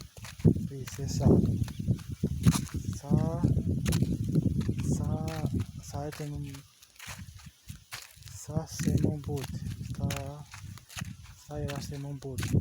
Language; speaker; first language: French; non-native, learner; Portuguese